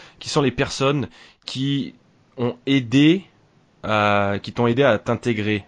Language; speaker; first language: French; native; French